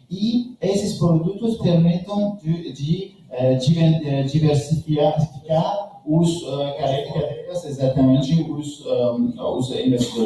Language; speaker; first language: Portuguese; non-native, learner; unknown